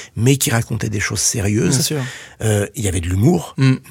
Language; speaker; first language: French; native; French